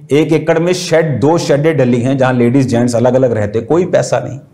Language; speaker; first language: Hindi; native; Hindi